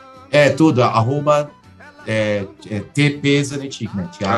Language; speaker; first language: Portuguese; native; Portuguese